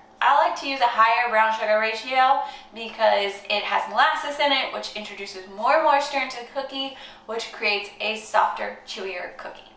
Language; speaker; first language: English; native; English